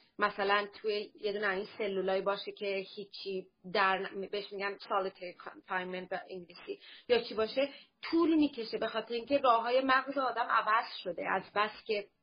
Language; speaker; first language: Persian; early bilingual, heritage; Persian